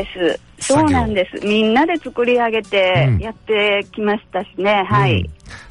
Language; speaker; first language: Japanese; native; Japanese